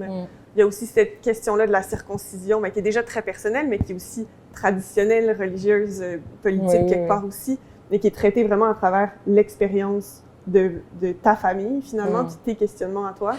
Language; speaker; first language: French; native; French